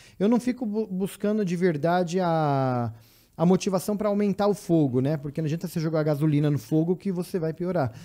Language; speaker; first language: Portuguese; native; Portuguese